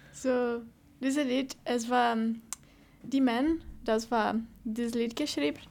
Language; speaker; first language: German; non-native, learner; Portuguese